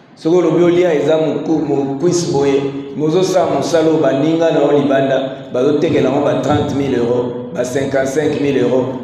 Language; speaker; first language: Lingala; native; Lingala